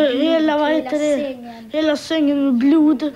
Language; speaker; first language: Swedish; non-native, learner; Albanian